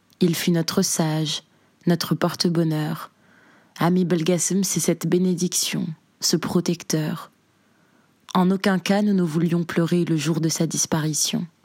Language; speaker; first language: French; non-native, local second language; Arabic